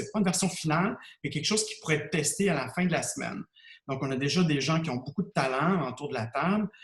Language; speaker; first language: French; native; French